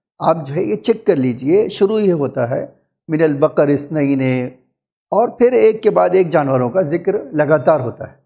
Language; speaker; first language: Urdu; native; Urdu